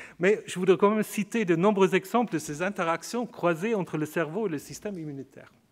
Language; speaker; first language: French; native; French